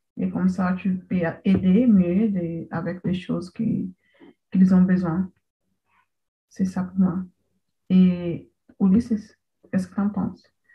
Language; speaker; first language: French; non-native, learner; Portuguese